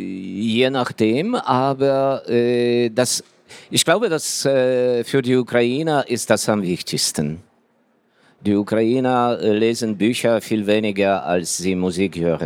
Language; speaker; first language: German; non-native, fluent; Ukrainian